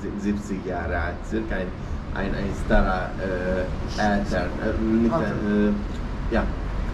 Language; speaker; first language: German; non-native, learner; Hungarian